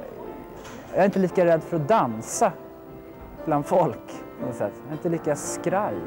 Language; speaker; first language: Swedish; native; Swedish